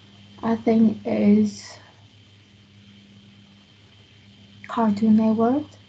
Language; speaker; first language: English; non-native, learner; Vietnamese